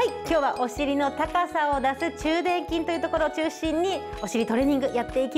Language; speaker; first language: Japanese; native; Japanese